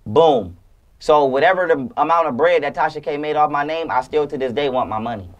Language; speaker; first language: English; native; English